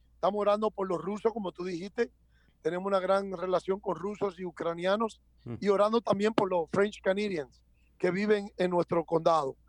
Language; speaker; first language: Spanish; native; Spanish